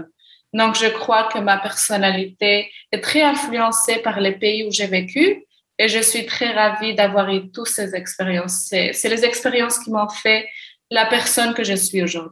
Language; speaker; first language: French; non-native, local second language; Arabic